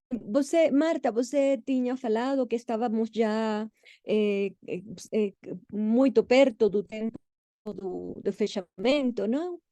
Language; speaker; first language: Portuguese; non-native, fluent; Spanish